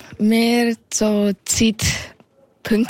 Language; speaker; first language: German; early bilingual, heritage; German